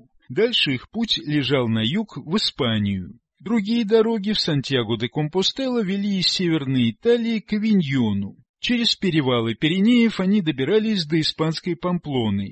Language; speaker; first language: Russian; native; Russian